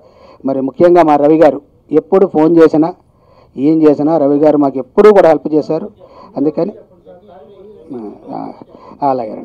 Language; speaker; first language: Telugu; native; Telugu